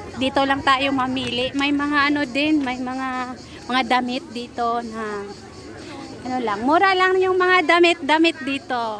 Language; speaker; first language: Filipino; non-native, local second language; Cebuano